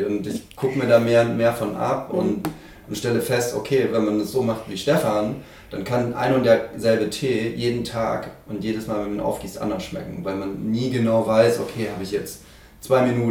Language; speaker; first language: German; native; German